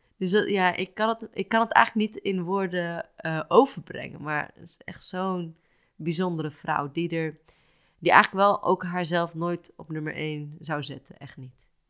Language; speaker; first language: Dutch; native; Dutch